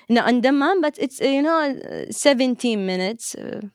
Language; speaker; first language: English; non-native, fluent; Arabic